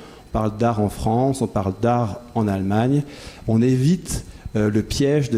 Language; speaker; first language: French; native; French